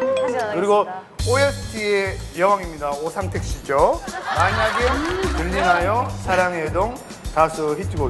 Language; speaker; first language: Korean; native; Korean